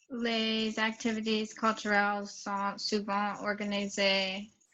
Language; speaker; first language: French; non-native, learner; English